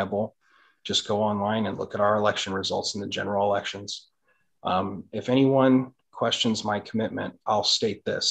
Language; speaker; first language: English; native; English